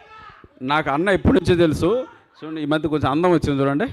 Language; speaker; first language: Telugu; native; Telugu